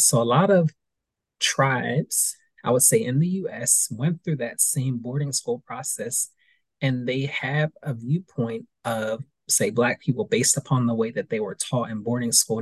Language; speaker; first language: English; native; English